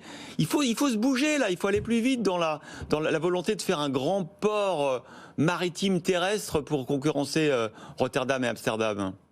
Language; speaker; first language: French; native; French